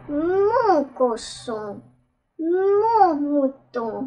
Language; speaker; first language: French; non-native, learner; Russian